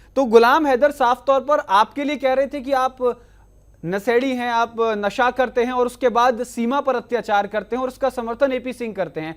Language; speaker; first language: Hindi; native; Hindi